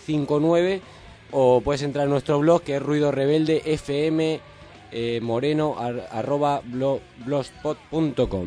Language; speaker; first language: Spanish; native; Spanish